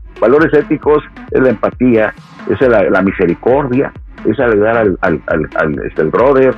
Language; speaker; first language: Spanish; native; Spanish